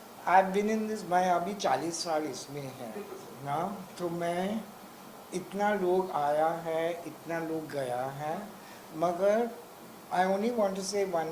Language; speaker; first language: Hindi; non-native, local second language; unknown